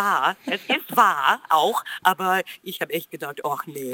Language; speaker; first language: German; non-native, fluent; English